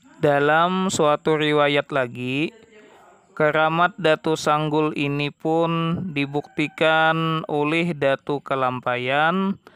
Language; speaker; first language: Indonesian; non-native, local second language; Banjar